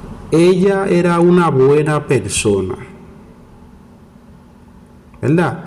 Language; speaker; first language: Spanish; non-native, fluent; Haitian Creole